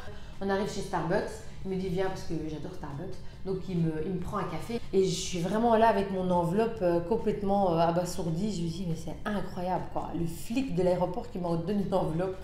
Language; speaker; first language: French; native; French